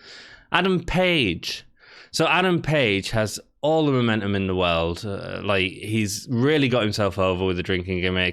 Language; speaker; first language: English; native; English